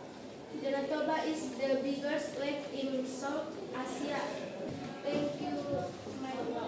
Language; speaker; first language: English; non-native, learner; Indonesian